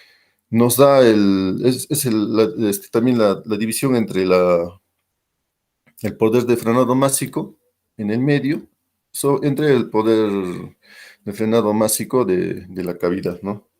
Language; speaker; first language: Spanish; native; Spanish